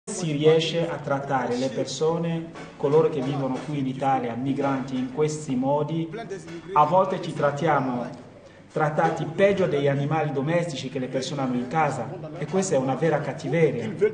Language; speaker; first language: Italian; non-native, fluent; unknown